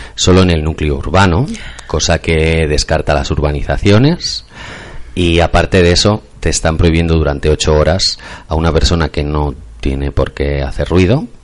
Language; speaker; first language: Spanish; non-native, local second language; Catalan